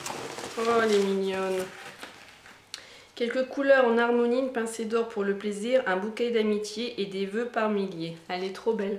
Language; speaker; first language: French; native; French